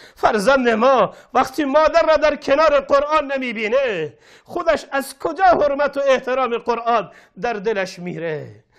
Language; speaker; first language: Persian; non-native, local second language; Baluchi